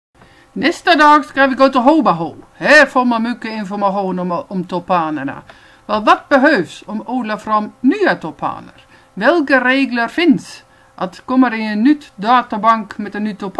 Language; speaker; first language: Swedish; non-native, fluent; Dutch